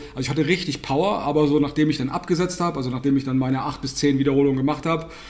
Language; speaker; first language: German; native; German